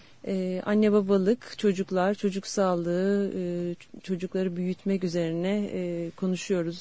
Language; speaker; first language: Turkish; native; Turkish